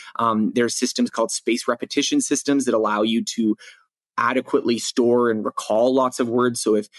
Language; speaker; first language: English; native; English